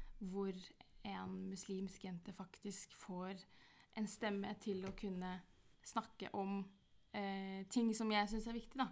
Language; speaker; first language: Norwegian; early bilingual, other home language; Arabic